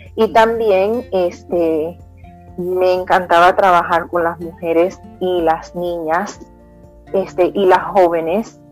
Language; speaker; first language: Spanish; early bilingual, heritage; Spanish